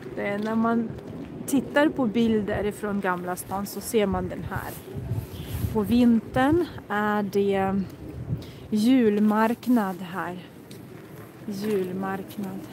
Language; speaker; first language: Swedish; non-native, fluent; Russian